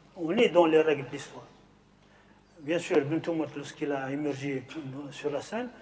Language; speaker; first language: French; non-native, local second language; Arabic